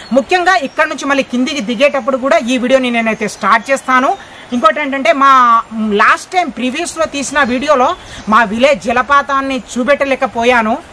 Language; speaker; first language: Telugu; non-native, local second language; Lambadi